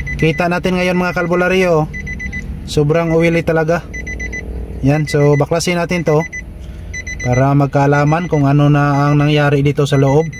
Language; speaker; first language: Filipino; non-native, local second language; Cebuano